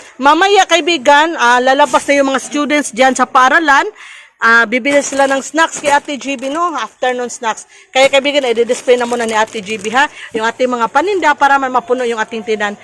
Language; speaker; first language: Filipino; non-native, local second language; Cebuano